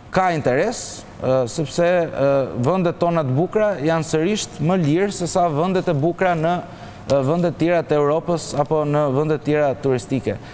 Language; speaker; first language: Albanian; native; Albanian